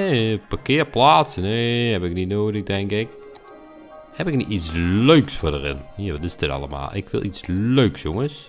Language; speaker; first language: Dutch; native; Dutch